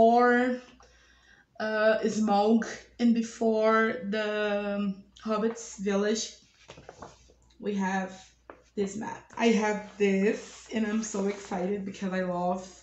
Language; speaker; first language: English; non-native, learner; Portuguese